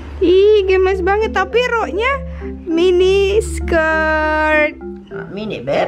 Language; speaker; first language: Indonesian; native; Indonesian